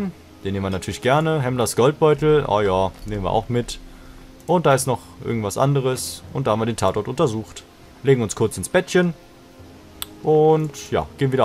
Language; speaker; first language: German; native; German